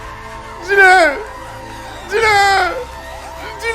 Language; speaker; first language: French; native; French